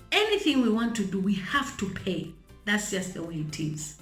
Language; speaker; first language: English; non-native, local second language; Bemba